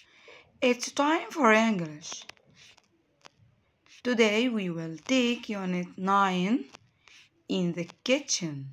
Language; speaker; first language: English; non-native, fluent; Arabic